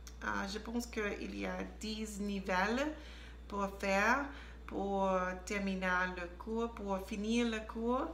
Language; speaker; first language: French; non-native, learner; English